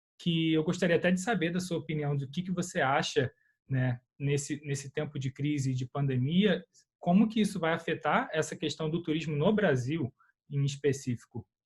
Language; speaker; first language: Portuguese; native; Portuguese